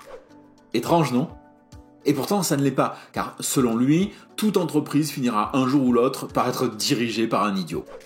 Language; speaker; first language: French; native; French